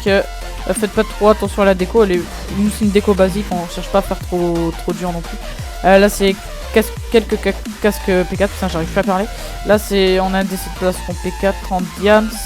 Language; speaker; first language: French; native; French